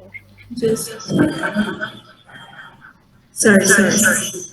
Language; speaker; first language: English; non-native, fluent; Spanish